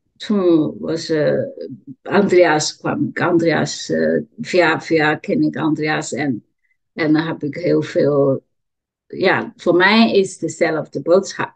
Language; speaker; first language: Dutch; non-native, learner; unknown